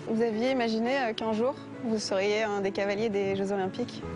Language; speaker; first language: French; native; French